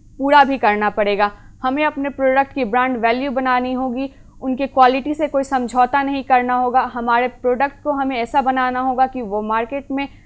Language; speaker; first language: Hindi; native; Hindi